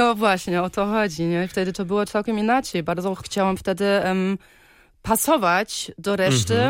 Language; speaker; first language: Polish; early bilingual, heritage; Polish